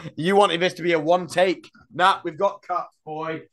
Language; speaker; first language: English; native; English